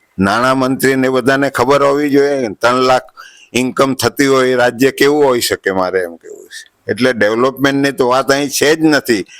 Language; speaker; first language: Gujarati; non-native, local second language; Vasavi